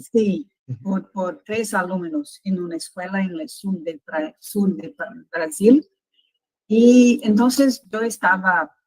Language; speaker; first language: Spanish; non-native, fluent; Portuguese